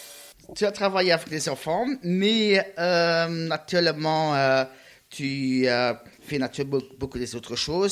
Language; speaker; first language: French; non-native, learner; Luxembourgish